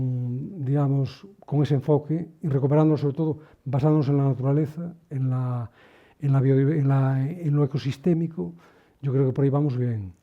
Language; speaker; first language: Spanish; native; Spanish